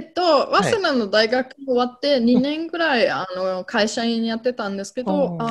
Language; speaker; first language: Japanese; non-native, fluent; German